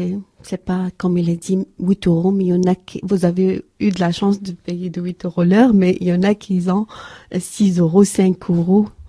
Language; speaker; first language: French; non-native, learner; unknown